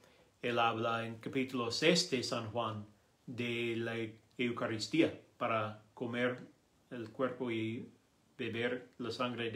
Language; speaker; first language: Spanish; non-native, learner; English